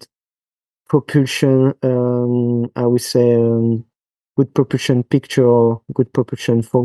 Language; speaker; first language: English; non-native, fluent; French